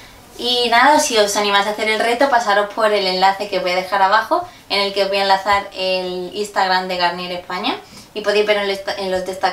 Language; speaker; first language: Spanish; native; Spanish